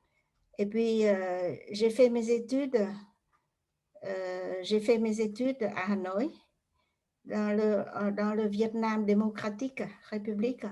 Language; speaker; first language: French; non-native, fluent; Vietnamese